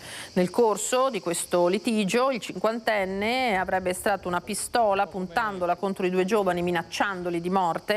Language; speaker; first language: Italian; native; Italian